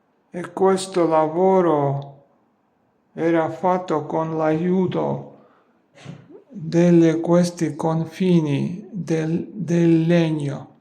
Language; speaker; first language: Italian; non-native, learner; Georgian